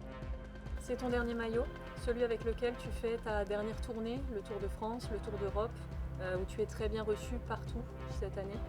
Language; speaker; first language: French; native; French